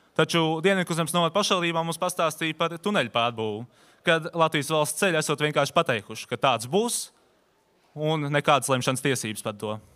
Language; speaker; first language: Latvian; native; Latvian